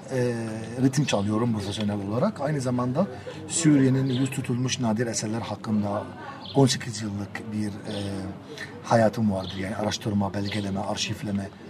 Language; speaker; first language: Turkish; non-native, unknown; Arabic